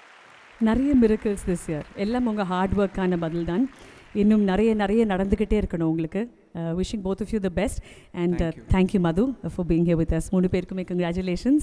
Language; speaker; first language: Tamil; native; Tamil